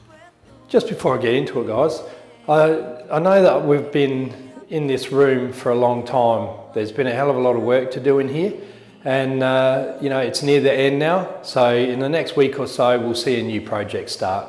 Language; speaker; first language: English; native; English